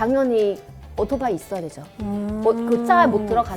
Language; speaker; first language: Korean; non-native, fluent; Vietnamese